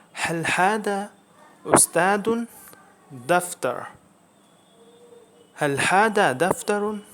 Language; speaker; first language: Arabic; non-native, fluent; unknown